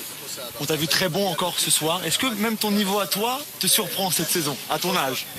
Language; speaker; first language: French; native; French